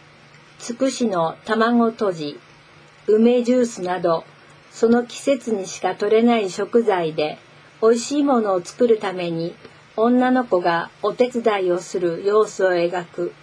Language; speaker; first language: Japanese; native; Japanese